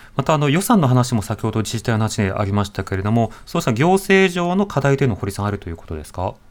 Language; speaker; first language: Japanese; native; Japanese